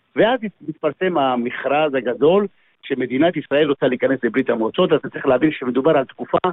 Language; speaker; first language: Hebrew; early bilingual, other home language; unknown